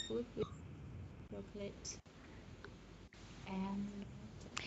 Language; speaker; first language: English; non-native, learner; Vietnamese